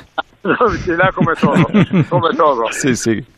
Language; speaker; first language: Spanish; non-native, learner; Italian